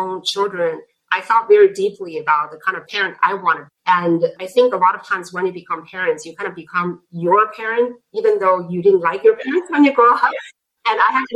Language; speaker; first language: English; non-native, fluent; Chinese